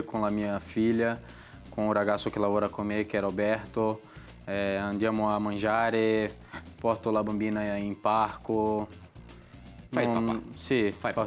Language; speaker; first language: Italian; non-native, learner; Portuguese